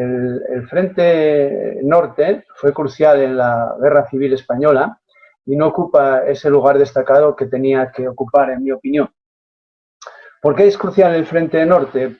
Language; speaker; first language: Spanish; native; Spanish